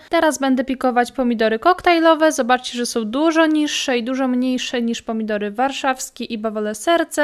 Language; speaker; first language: Polish; native; Polish